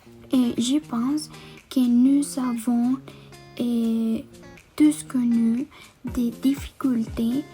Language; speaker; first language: French; non-native, learner; Spanish